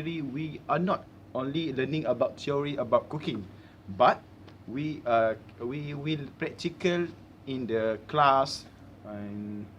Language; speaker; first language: English; non-native, learner; Malay